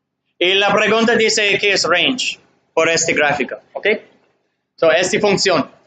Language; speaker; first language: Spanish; non-native, learner; English